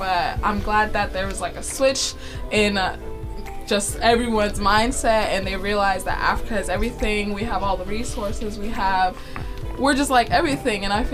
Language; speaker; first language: English; native; English